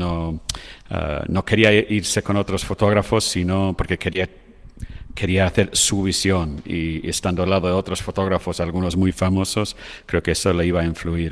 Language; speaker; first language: Spanish; non-native, fluent; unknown